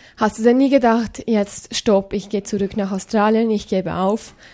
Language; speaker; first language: German; native; German